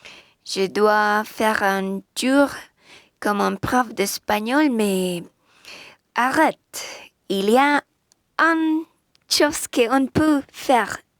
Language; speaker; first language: French; non-native, learner; Spanish